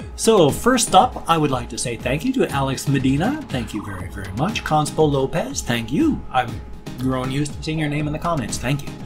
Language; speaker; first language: English; native; English